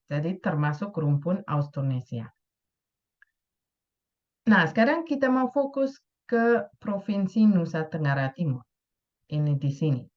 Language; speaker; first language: Indonesian; non-native, fluent; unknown